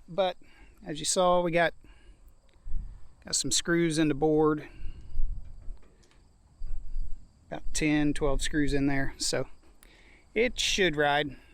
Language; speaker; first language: English; native; English